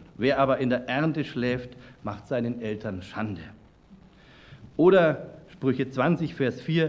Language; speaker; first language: German; native; German